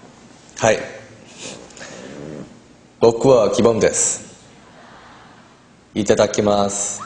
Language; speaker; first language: Japanese; non-native, learner; Korean